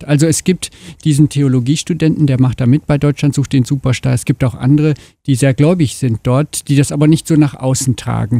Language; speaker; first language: German; native; German